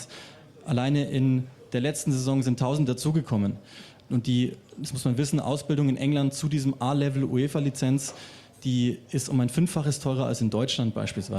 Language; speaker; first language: German; native; German